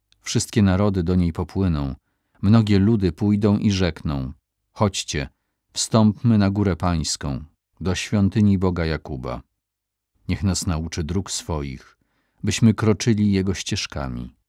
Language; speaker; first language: Polish; native; Polish